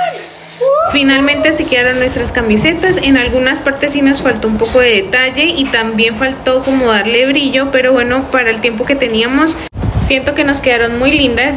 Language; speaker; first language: Spanish; native; Spanish